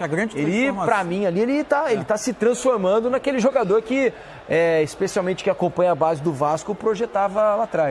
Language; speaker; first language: Portuguese; native; Portuguese